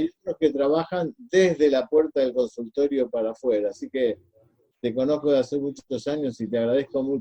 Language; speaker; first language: Spanish; native; Spanish